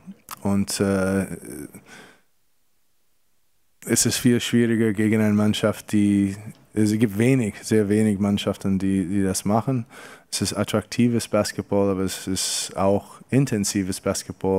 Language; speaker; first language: German; non-native, fluent; English